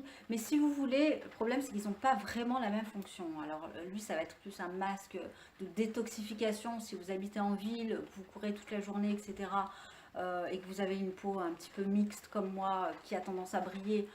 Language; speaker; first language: French; native; French